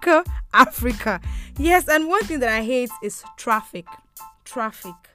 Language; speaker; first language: English; non-native, local second language; Igbo